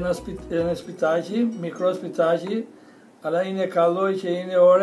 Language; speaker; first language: Greek; non-native, learner; Albanian